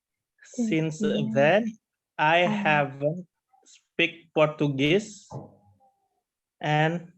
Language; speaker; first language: English; non-native, learner; Indonesian